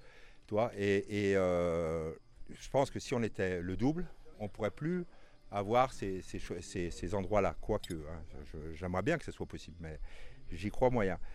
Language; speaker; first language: French; native; French